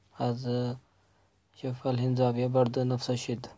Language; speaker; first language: Arabic; non-native, learner; Urdu